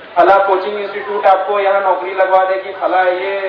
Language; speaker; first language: Hindi; non-native, local second language; Marathi